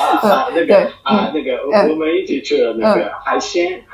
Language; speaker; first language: Chinese; non-native, fluent; Japanese